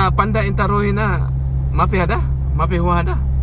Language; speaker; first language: Arabic; non-native, learner; Filipino